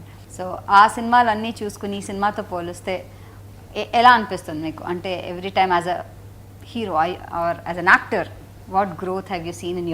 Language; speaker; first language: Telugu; native; Telugu